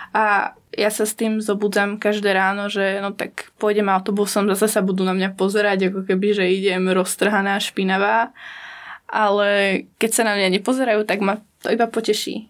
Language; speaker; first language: Slovak; native; Slovak